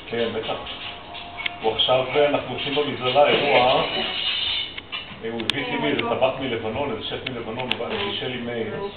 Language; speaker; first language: Hebrew; native; Hebrew